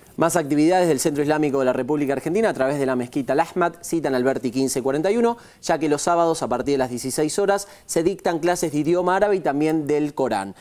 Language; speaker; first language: Spanish; native; Spanish